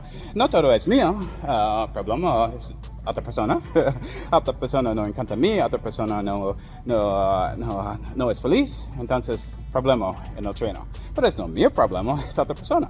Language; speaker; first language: Spanish; non-native, learner; English